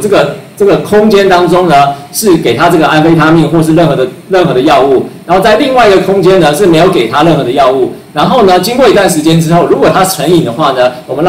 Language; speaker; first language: Chinese; native; Chinese